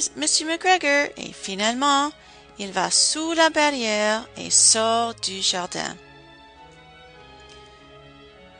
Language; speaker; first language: French; non-native, fluent; English